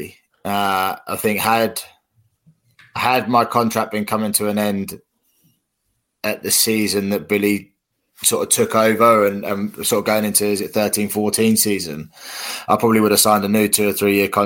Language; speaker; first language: English; native; English